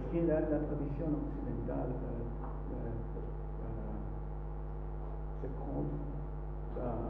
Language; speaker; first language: French; non-native, learner; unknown